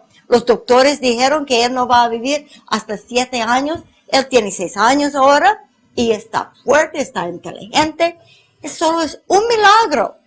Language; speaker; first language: Spanish; non-native, fluent; English